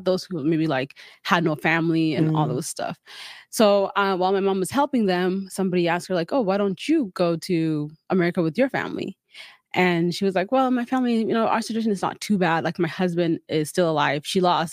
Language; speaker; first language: English; early bilingual, other home language; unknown